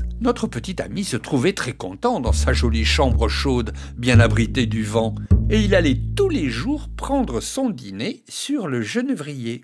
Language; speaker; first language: French; native; French